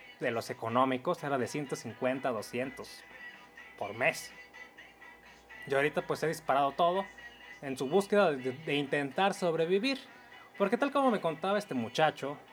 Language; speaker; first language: Spanish; native; Spanish